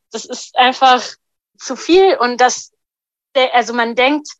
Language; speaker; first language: German; non-native, fluent; Arabic